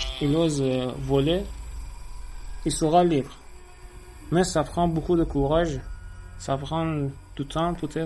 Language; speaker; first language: French; non-native, learner; Persian